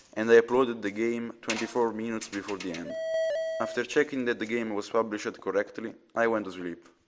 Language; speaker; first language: English; non-native, fluent; Italian